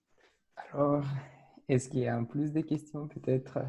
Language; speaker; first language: French; non-native, fluent; Russian